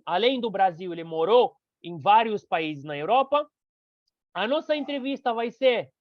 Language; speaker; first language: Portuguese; non-native, fluent; Arabic